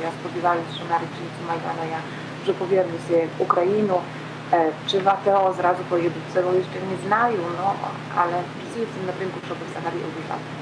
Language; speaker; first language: Ukrainian; non-native, learner; Polish